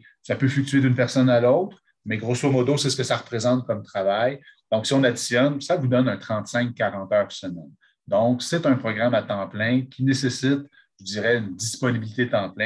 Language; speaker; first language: French; native; French